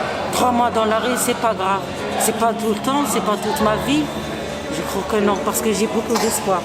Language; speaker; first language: French; non-native, local second language; Arabic